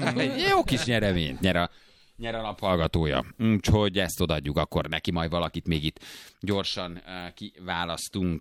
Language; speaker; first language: Hungarian; native; Hungarian